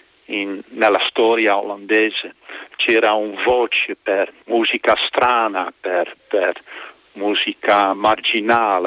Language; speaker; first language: Italian; non-native, fluent; Dutch